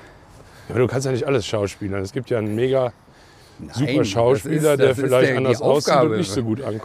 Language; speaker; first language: German; native; German